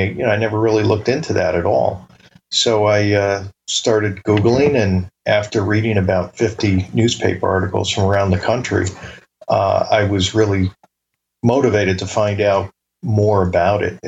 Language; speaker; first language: English; native; English